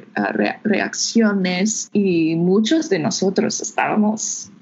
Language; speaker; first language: Spanish; non-native, fluent; English